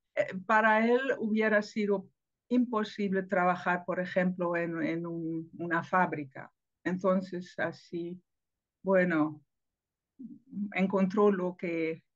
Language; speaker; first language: Spanish; non-native, fluent; Dutch